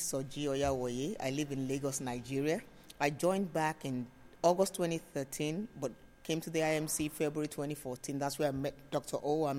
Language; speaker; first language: English; non-native, local second language; Yoruba